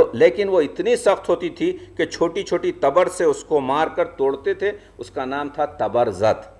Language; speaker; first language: Urdu; native; Urdu